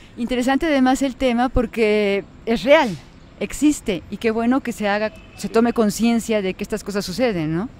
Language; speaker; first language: Spanish; native; Spanish